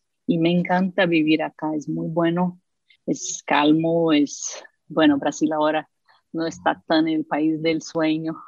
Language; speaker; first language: Spanish; non-native, fluent; Portuguese